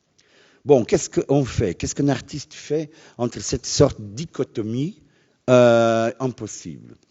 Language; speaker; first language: French; non-native, fluent; Portuguese